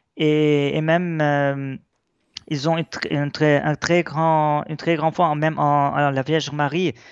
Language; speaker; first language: French; non-native, local second language; Arabic